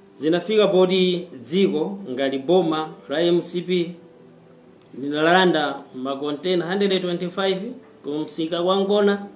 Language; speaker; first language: Nyanja; non-native, fluent; Kinyarwanda